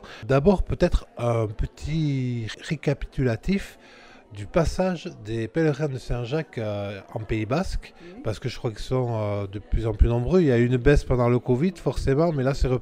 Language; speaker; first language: French; native; French